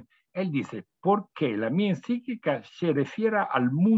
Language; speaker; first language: Spanish; non-native, fluent; Italian